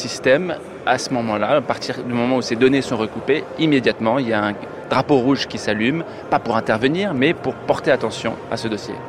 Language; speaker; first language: French; native; French